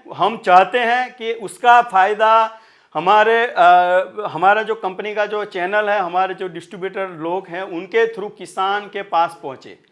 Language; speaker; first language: Hindi; non-native, local second language; Marathi